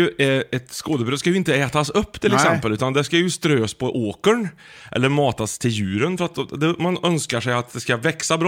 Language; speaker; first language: Swedish; native; Swedish